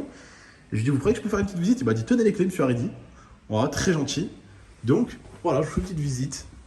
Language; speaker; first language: French; native; French